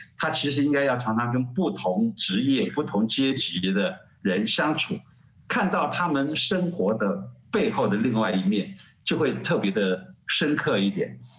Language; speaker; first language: Chinese; native; Chinese